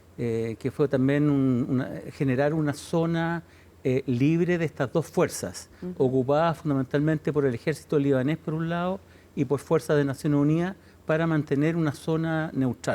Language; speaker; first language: Spanish; native; Spanish